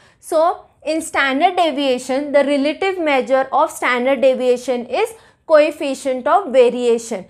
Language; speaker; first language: English; non-native, local second language; Marathi